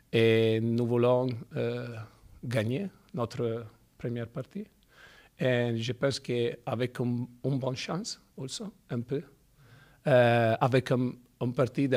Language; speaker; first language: French; non-native, fluent; Italian